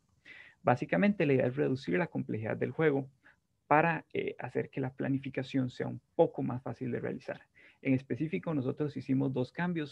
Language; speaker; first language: Spanish; native; Spanish